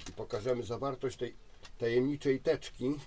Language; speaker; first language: Polish; native; Polish